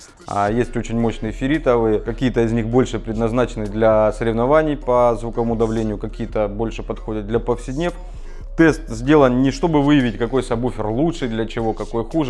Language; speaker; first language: Russian; native; Russian